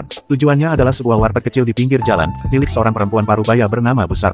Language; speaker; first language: Indonesian; native; Indonesian